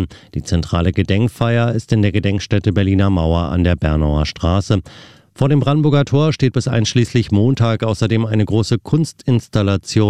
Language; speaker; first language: German; native; German